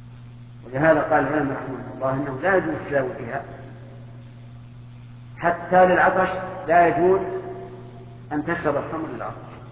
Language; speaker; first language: Arabic; native; Arabic